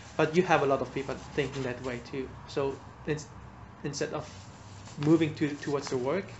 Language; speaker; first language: English; non-native, fluent; Vietnamese